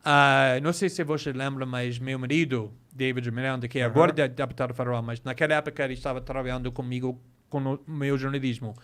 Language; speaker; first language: Portuguese; non-native, fluent; English